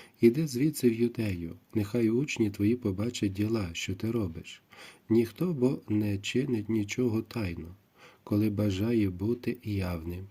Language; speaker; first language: Ukrainian; native; Ukrainian